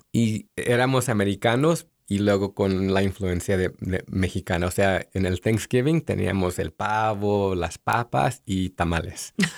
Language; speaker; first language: Spanish; early bilingual, heritage; Spanish